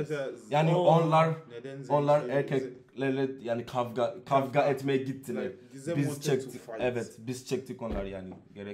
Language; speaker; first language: Turkish; non-native, learner; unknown